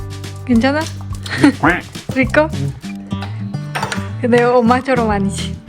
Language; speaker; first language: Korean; non-native, learner; Spanish